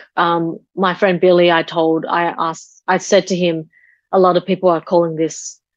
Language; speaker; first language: English; early bilingual, other home language; Chinese